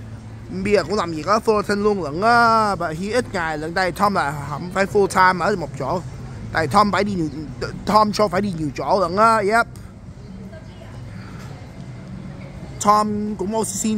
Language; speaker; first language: Vietnamese; early bilingual, heritage; Vietnamese